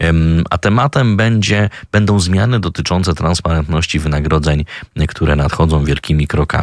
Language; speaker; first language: Polish; native; Polish